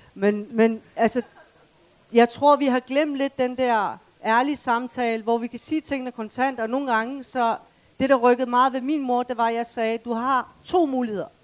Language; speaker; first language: Danish; early bilingual, other home language; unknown